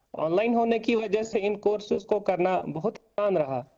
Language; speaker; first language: Hindi; native; Hindi